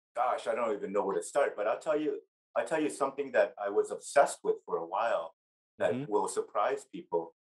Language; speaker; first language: English; native; English